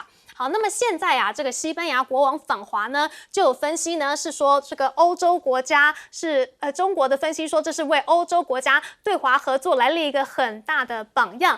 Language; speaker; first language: Chinese; native; Chinese